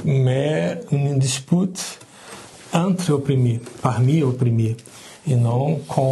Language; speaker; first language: French; non-native, learner; Portuguese